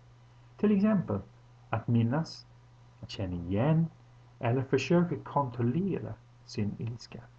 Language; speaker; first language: Swedish; non-native, fluent; English